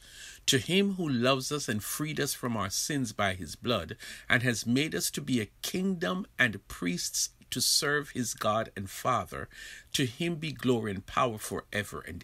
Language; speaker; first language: English; native; English